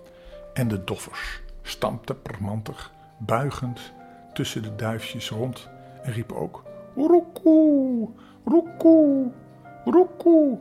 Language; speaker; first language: Dutch; native; Dutch